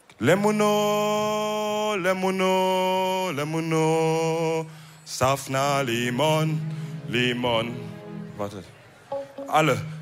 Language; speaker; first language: German; early bilingual, other home language; Wolof